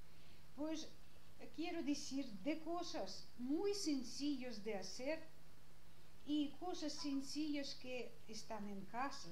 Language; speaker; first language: Spanish; non-native, learner; Russian